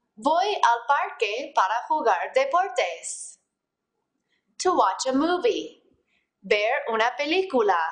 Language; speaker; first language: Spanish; non-native, fluent; English